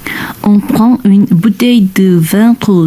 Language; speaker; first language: French; non-native, learner; Korean